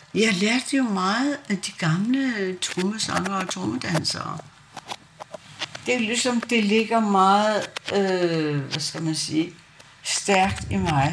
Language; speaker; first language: Danish; non-native, local second language; Kalaallisut